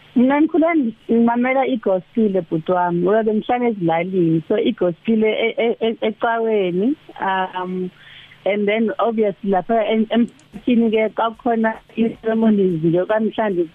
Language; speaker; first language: Zulu; non-native, local second language; Xhosa